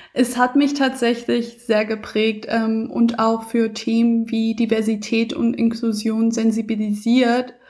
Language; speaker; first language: German; early bilingual, other home language; Persian